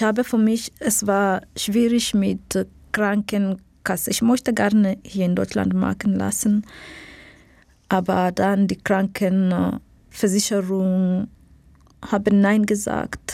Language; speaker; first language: German; non-native, learner; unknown